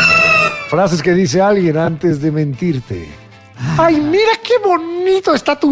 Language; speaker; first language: Spanish; native; Spanish